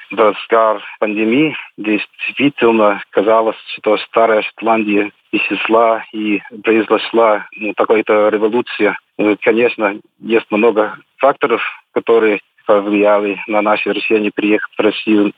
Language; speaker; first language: Russian; non-native, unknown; English